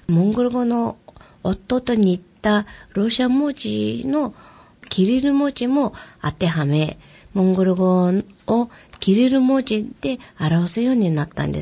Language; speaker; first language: Japanese; native; Japanese